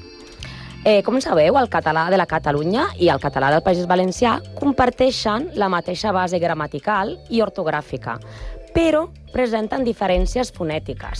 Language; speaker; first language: Catalan; non-native, learner; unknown